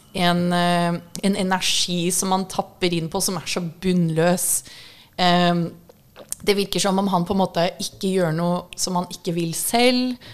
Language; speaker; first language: Norwegian; early bilingual, other home language; English